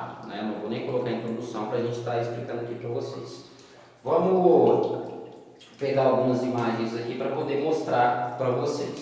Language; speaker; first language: Portuguese; native; Portuguese